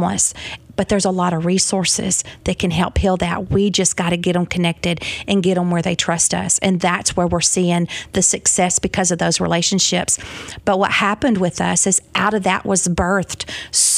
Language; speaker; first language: English; native; English